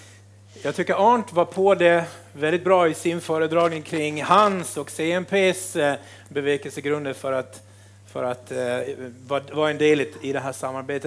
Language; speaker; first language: Swedish; native; Swedish